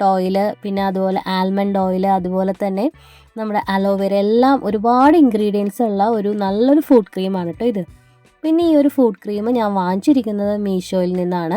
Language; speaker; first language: Malayalam; native; Malayalam